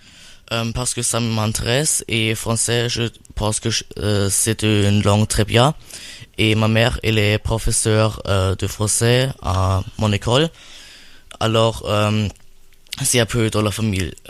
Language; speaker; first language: French; non-native, learner; German